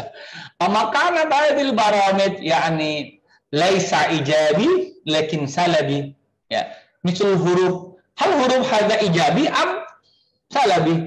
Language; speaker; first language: Arabic; non-native, fluent; Indonesian